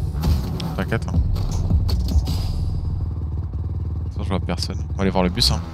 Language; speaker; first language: French; native; French